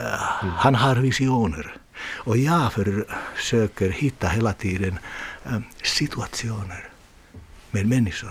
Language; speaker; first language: Swedish; non-native, learner; Finnish